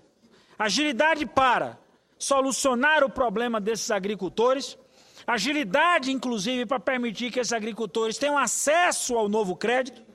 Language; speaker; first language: Portuguese; native; Portuguese